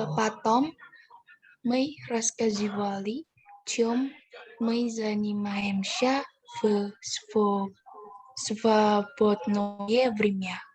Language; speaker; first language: Russian; non-native, learner; Indonesian